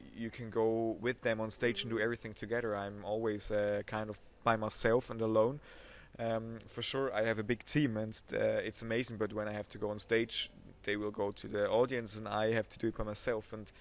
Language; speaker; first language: English; non-native, fluent; Swiss German